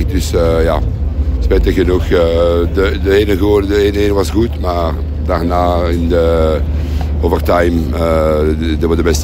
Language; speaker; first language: Dutch; non-native, local second language; French